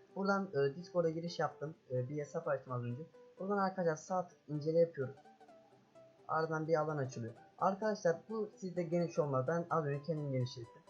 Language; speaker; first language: Turkish; native; Turkish